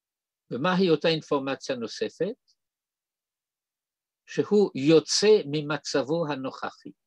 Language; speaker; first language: Hebrew; non-native, fluent; French